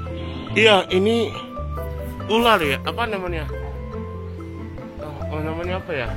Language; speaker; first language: Indonesian; non-native, learner; Japanese